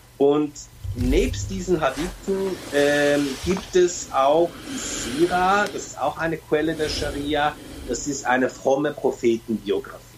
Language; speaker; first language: German; early bilingual, other home language; Turkish